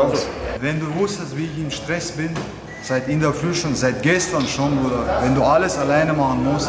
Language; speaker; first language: German; non-native, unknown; Chechen